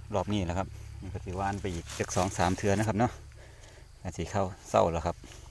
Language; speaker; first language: Thai; native; Thai